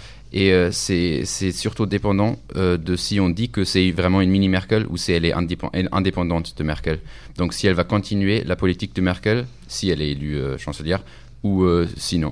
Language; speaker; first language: French; non-native, fluent; German